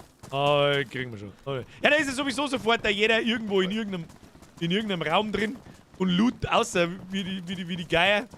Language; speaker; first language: German; native; German